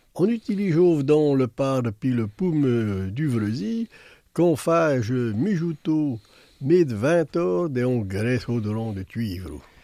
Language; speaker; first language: French; native; French